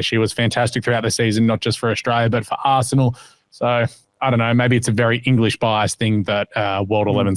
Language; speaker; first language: English; native; English